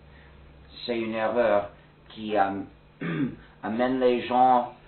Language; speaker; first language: French; non-native, fluent; English